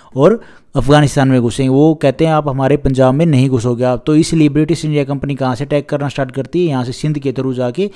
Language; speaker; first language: Hindi; native; Hindi